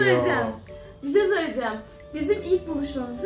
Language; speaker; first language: Turkish; native; Turkish